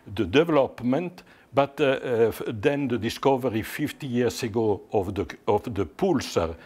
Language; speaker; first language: English; non-native, fluent; Italian